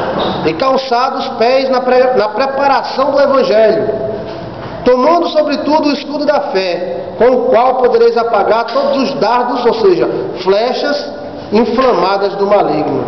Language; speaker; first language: Portuguese; native; Portuguese